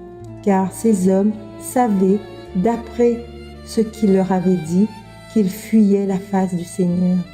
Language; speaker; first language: French; native; French